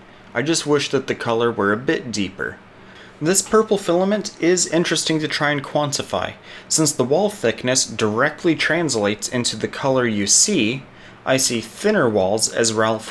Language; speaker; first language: English; native; English